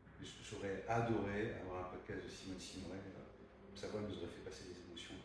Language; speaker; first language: French; native; French